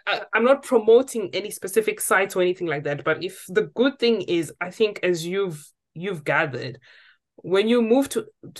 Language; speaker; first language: English; non-native, local second language; Shona